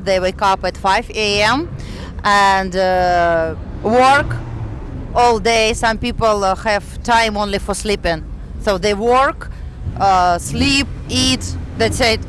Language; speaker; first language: English; non-native, fluent; Russian